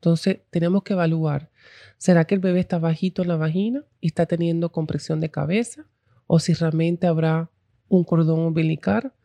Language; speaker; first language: Spanish; early bilingual, heritage; Spanish